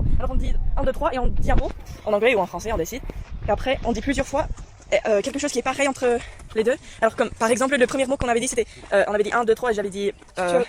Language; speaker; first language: French; non-native, learner; English